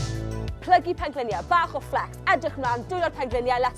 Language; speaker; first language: Welsh; native; Welsh